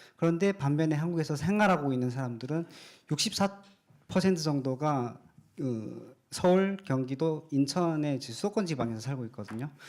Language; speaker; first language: Korean; native; Korean